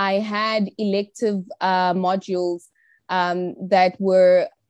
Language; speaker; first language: English; non-native, local second language; Tsonga